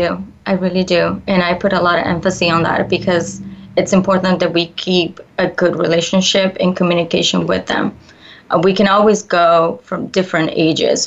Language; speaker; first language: English; early bilingual, other home language; Spanish